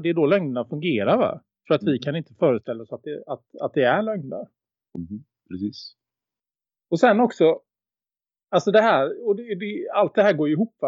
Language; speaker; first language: Swedish; native; Swedish